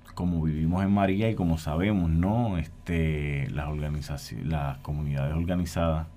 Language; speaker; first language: Spanish; native; Spanish